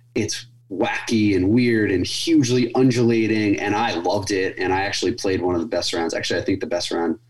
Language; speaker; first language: English; native; English